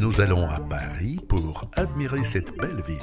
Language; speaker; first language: French; non-native, fluent; Russian